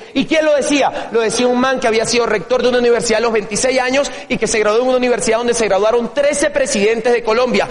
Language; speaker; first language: Spanish; native; Spanish